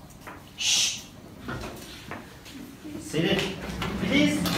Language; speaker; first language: English; non-native, learner; Turkish